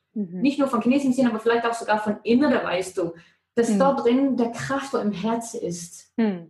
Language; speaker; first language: German; non-native, fluent; Danish